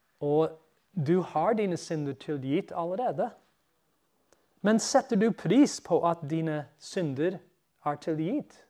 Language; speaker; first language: Norwegian; non-native, fluent; English